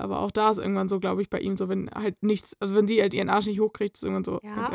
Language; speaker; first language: German; native; German